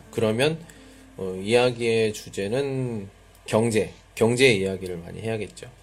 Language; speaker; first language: Korean; native; Korean